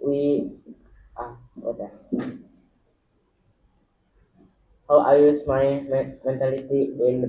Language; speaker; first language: English; non-native, learner; Indonesian